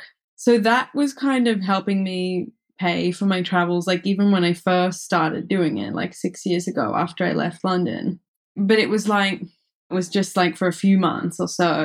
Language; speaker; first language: English; native; English